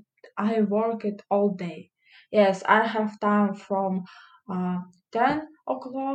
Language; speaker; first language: English; non-native, learner; Russian